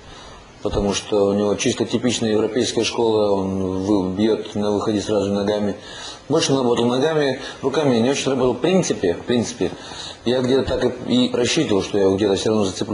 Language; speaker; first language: Russian; native; Russian